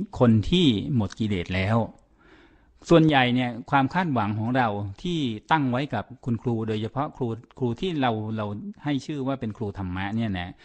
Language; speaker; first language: Thai; native; Thai